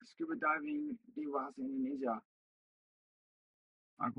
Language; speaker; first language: Indonesian; non-native, learner; English